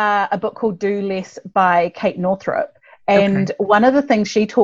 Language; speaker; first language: English; native; English